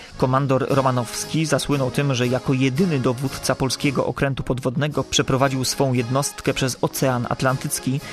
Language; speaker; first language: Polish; native; Polish